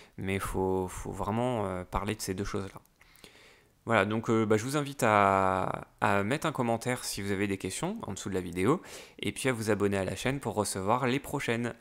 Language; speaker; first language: French; native; French